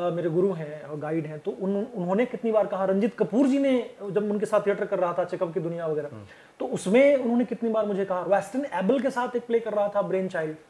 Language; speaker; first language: Hindi; native; Hindi